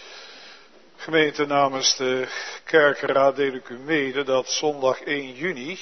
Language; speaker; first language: Dutch; native; Dutch